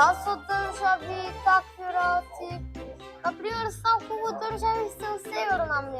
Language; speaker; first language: Macedonian; early bilingual, heritage; Macedonian